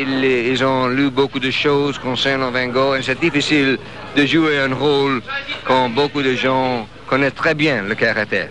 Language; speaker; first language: French; non-native, fluent; English